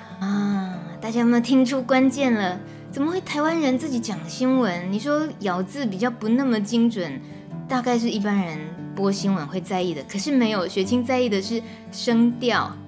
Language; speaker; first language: Chinese; native; Chinese